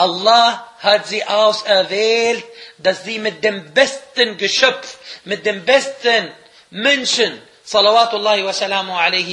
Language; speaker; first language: German; non-native, fluent; Arabic